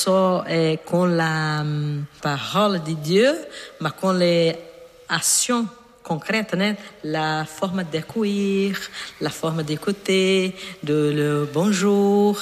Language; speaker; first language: French; non-native, learner; Portuguese